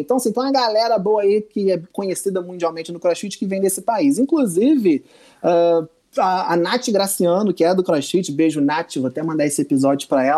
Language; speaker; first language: Portuguese; native; Portuguese